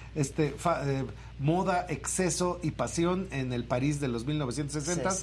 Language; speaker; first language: Spanish; native; Spanish